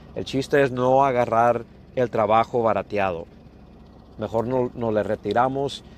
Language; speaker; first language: Spanish; early bilingual, heritage; Spanish